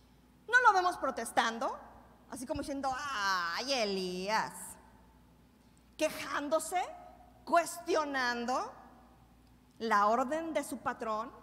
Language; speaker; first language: Spanish; native; Spanish